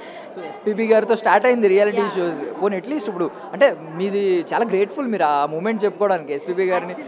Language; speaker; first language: Telugu; native; Telugu